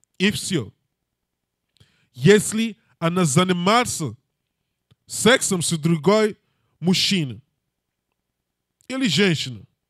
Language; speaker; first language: Russian; non-native, learner; English